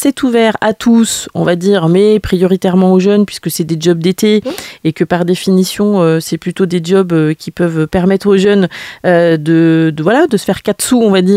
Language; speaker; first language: French; native; French